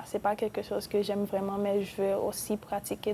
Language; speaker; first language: French; non-native, local second language; Spanish